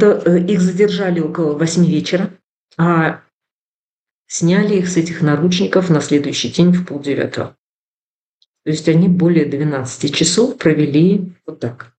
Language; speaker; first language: Russian; native; Russian